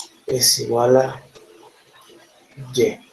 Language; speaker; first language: Spanish; native; Spanish